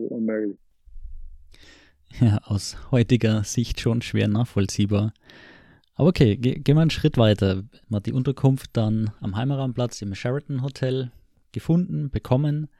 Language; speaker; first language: German; native; German